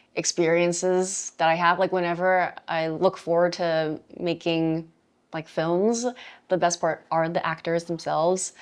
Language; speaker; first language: English; native; English